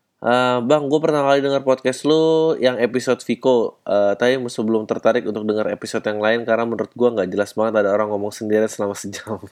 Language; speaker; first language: Indonesian; native; Indonesian